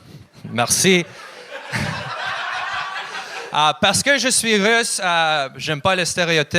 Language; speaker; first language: French; non-native, learner; Russian